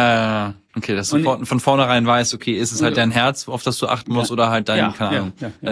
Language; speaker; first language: German; native; German